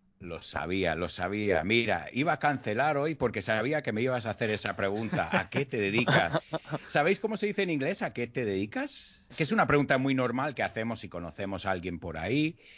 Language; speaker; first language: Spanish; early bilingual, heritage; Spanish